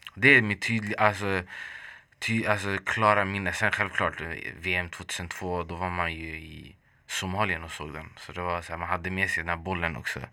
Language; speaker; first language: Swedish; early bilingual, other home language; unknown